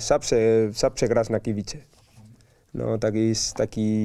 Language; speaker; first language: Polish; non-native, learner; Spanish